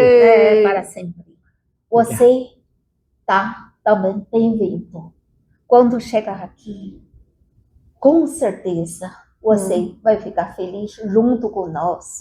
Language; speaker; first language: Portuguese; non-native, learner; Chinese